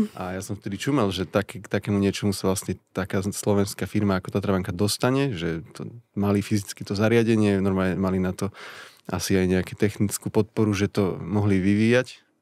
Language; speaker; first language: Slovak; native; Slovak